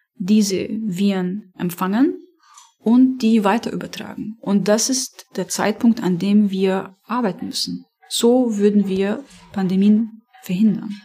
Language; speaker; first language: German; non-native, fluent; Arabic